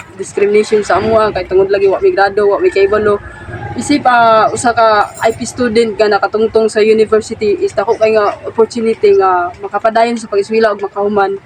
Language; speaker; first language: Cebuano; non-native, local second language; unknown